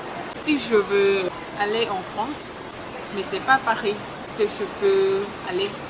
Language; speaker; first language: French; non-native, learner; Thai